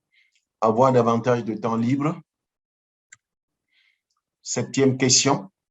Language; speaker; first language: French; non-native, local second language; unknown